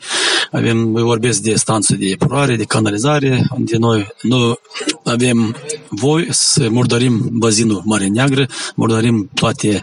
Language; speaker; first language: Romanian; non-native, local second language; Gagauz